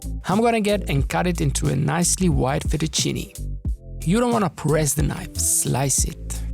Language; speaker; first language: English; non-native, fluent; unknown